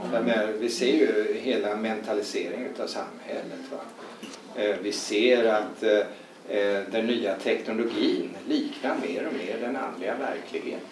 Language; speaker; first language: Swedish; native; Swedish